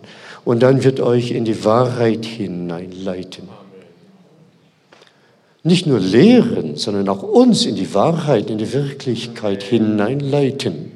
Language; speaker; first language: German; non-native, fluent; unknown